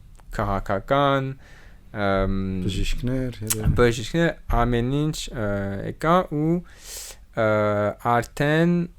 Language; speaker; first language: Armenian; non-native, learner; French